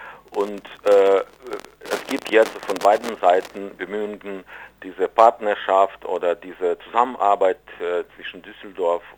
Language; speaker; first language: German; non-native, fluent; Ukrainian